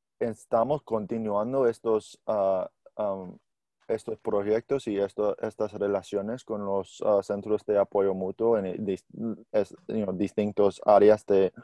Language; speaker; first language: Spanish; non-native, learner; English